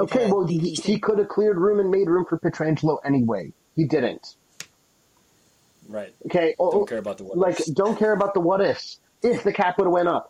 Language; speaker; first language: English; native; English